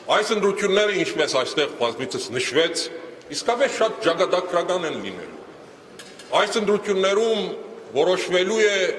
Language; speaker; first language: Armenian; early bilingual, heritage; Armenian